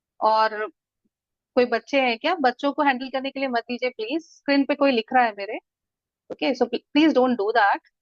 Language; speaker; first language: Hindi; native; Hindi